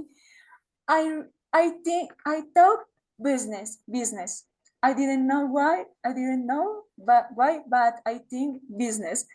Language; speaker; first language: English; non-native, learner; Spanish